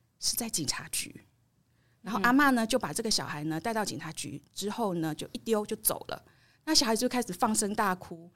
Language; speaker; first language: Chinese; native; Chinese